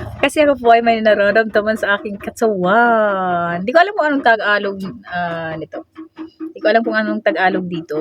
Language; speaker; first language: Filipino; non-native, local second language; Waray